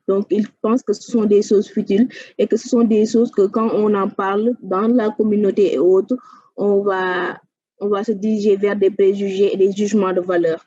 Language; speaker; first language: French; non-native, local second language; Wolof